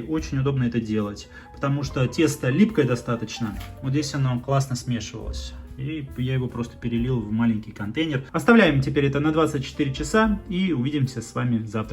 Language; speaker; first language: Russian; native; Russian